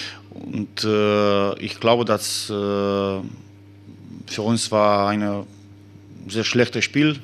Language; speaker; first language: German; non-native, learner; Romanian